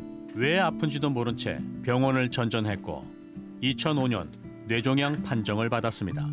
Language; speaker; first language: Korean; native; Korean